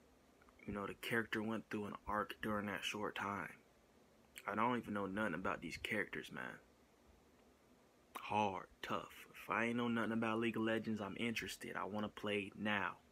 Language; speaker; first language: English; native; English